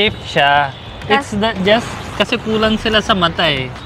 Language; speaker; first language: Filipino; non-native, learner; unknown